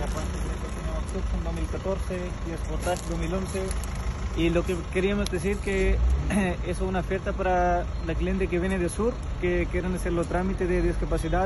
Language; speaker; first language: Spanish; non-native, learner; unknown